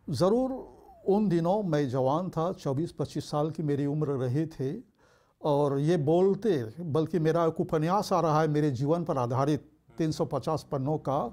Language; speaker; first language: Hindi; early bilingual, heritage; Bhojpuri